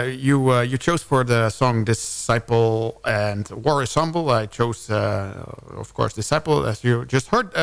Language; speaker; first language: English; non-native, fluent; Dutch